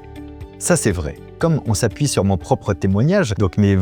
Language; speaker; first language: French; native; French